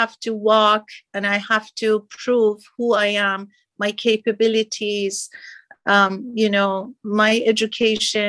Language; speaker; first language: English; non-native, fluent; Persian